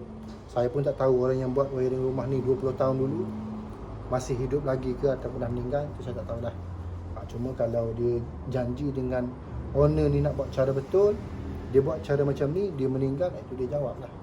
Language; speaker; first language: Malay; native; Malay